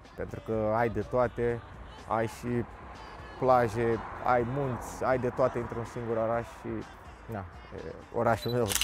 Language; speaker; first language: Romanian; non-native, fluent; Portuguese